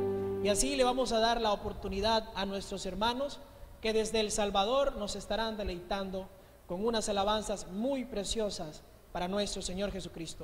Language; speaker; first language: Spanish; native; Spanish